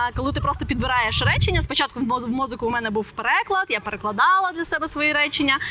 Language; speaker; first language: Ukrainian; non-native, local second language; Russian